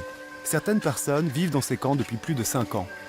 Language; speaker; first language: French; native; French